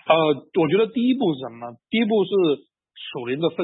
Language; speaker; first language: Chinese; native; Chinese